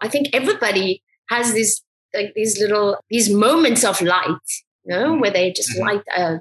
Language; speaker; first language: English; native; English